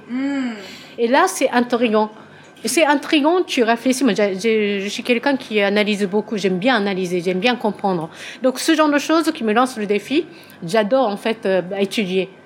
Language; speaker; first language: French; non-native, fluent; Japanese